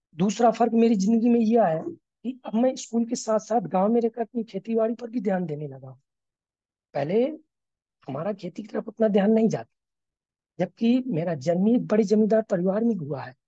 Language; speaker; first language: Hindi; native; Hindi